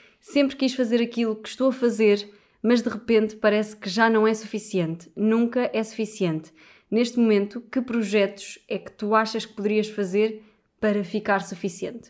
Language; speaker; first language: Portuguese; native; Portuguese